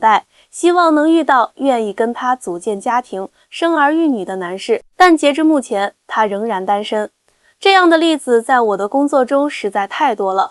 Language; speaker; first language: Chinese; native; Chinese